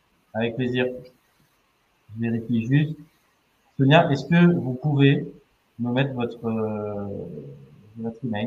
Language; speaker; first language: French; native; French